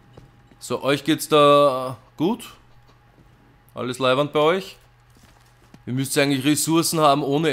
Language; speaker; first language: German; native; German